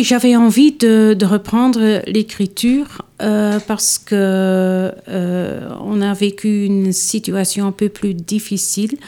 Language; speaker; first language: French; non-native, local second language; Dutch